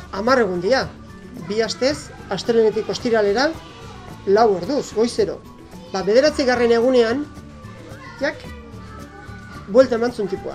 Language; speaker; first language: Basque; native; Basque